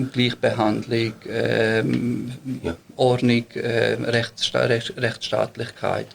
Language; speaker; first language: German; early bilingual, other home language; Bosnian